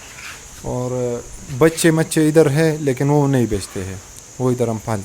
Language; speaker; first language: Hindi; non-native, local second language; Pashto